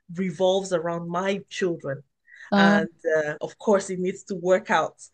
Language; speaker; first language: English; non-native, local second language; Yoruba